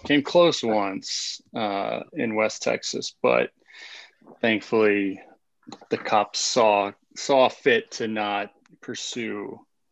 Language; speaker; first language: English; native; English